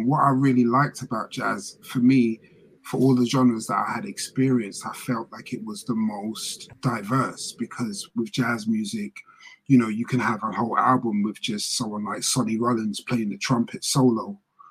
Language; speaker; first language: English; native; English